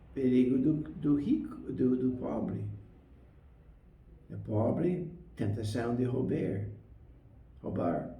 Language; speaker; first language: Portuguese; non-native, fluent; English